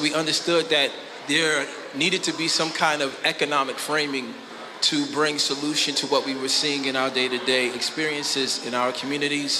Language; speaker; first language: English; native; English